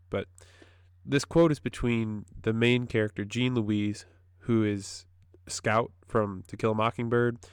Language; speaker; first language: English; native; English